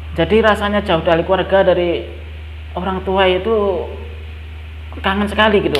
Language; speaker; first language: Indonesian; non-native, local second language; Javanese